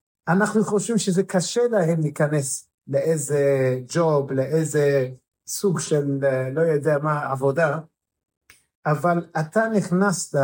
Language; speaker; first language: Hebrew; non-native, fluent; English